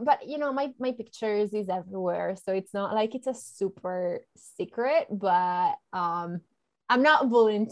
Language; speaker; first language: English; non-native, fluent; Italian